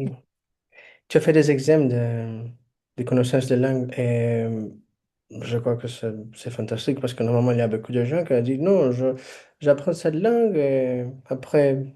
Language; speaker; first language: French; non-native, fluent; Portuguese